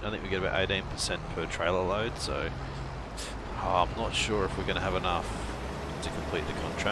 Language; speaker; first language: English; native; English